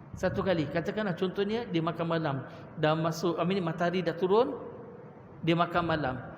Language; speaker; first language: Malay; non-native, local second language; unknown